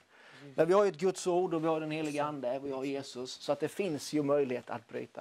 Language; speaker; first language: Swedish; native; Swedish